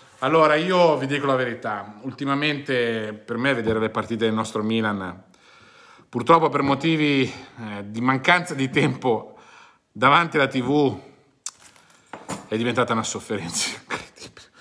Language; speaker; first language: Italian; native; Italian